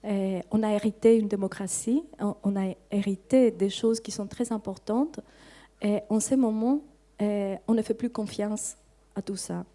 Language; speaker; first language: French; non-native, fluent; Greek